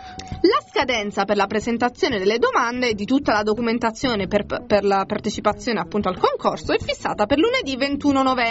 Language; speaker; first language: Italian; native; Italian